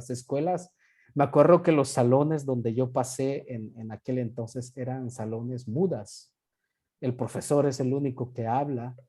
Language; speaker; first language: Spanish; non-native, local second language; Yucateco